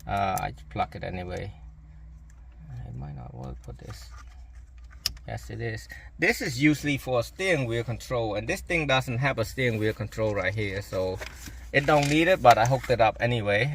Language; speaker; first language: English; non-native, local second language; Khmer